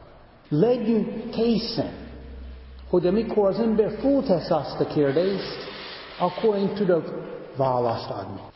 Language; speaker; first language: Hungarian; non-native, fluent; English